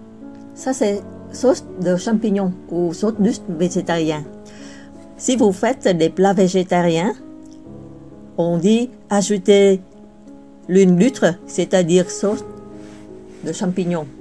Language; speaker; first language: French; non-native, fluent; Vietnamese